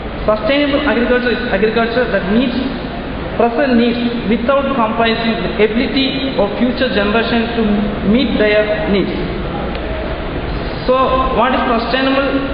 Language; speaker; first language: English; non-native, local second language; Malayalam